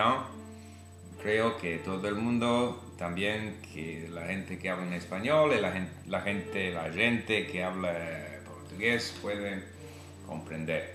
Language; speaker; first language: Spanish; non-native, fluent; English